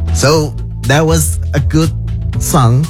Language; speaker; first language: English; non-native, fluent; Indonesian